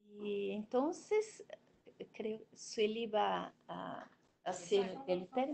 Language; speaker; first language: Spanish; non-native, learner; Portuguese